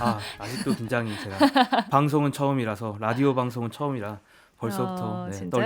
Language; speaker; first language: Korean; native; Korean